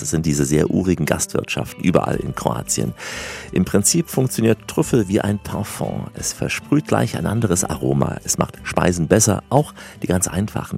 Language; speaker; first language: German; native; German